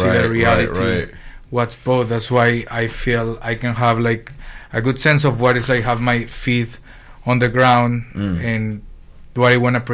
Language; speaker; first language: English; non-native, fluent; Spanish